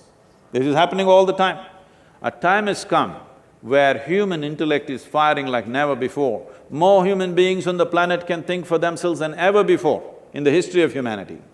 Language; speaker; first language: English; non-native, local second language; Kannada